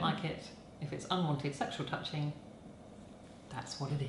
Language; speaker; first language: English; native; English